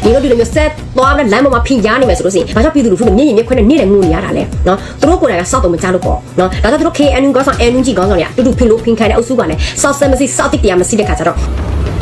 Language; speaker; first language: Burmese; non-native, local second language; S'gaw Karen